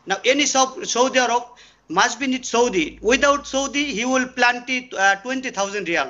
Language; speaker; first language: English; non-native, learner; Bangla